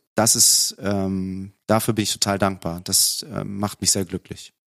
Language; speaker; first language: German; native; German